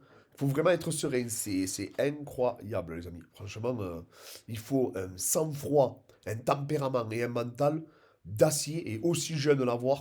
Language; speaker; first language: French; native; French